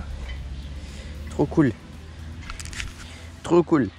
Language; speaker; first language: French; native; French